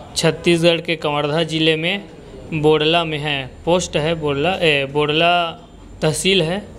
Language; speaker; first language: Hindi; native; Hindi